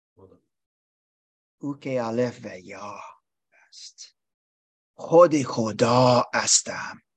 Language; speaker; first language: Persian; non-native, learner; English